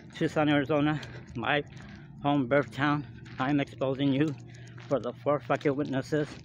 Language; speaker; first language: English; native; English